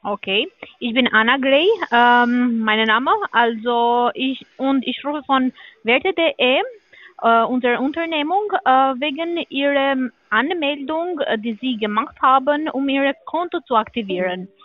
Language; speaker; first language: German; non-native, learner; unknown